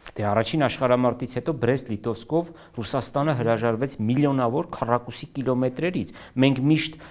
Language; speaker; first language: Armenian; native; Armenian